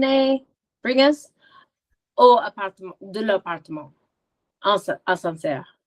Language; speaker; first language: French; non-native, learner; English